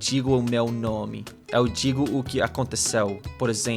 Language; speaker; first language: Portuguese; non-native, learner; English